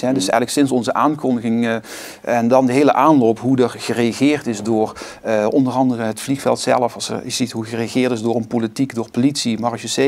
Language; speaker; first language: Dutch; native; Dutch